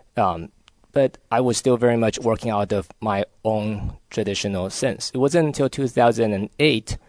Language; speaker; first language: English; early bilingual, other home language; Chinese